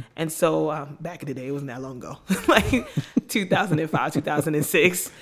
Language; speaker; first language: English; native; English